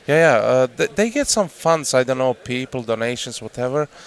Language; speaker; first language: English; non-native, fluent; Croatian